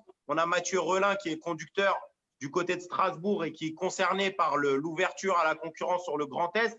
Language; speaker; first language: French; native; French